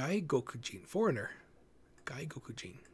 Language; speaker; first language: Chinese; non-native, learner; English